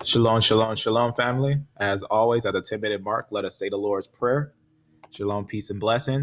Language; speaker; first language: English; native; English